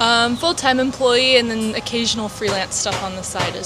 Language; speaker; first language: English; native; English